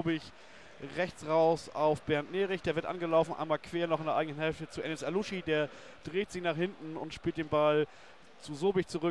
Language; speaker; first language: German; native; German